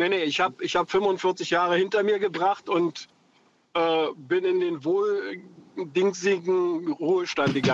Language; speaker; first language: German; non-native, fluent; Greek